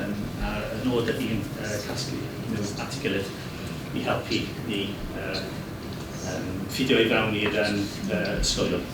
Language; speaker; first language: Welsh; non-native, learner; English